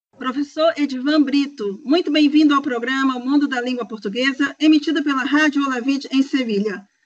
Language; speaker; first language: Portuguese; native; Portuguese